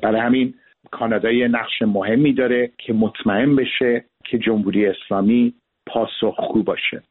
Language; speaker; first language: Persian; early bilingual, heritage; Persian